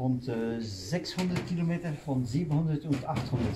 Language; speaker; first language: German; non-native, learner; Dutch